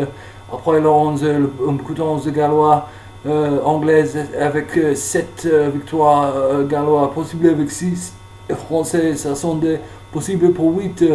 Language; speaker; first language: French; non-native, learner; English